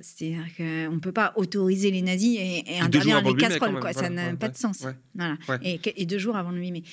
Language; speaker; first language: French; native; French